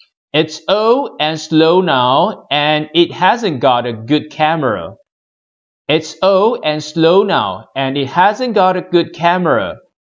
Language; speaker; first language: English; non-native, local second language; Chinese